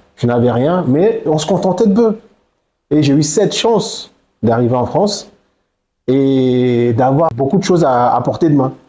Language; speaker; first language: French; early bilingual, other home language; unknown